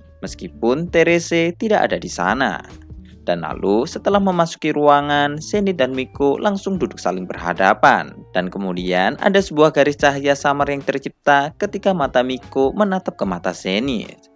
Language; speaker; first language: Indonesian; native; Indonesian